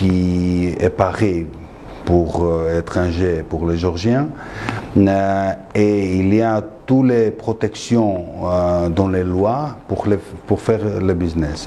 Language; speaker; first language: French; non-native, fluent; Georgian